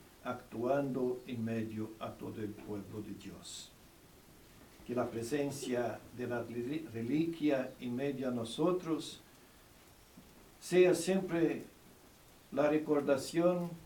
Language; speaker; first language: Spanish; non-native, fluent; Portuguese